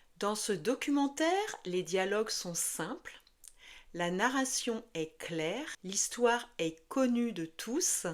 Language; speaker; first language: French; native; French